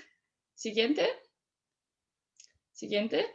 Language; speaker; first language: Spanish; non-native, fluent; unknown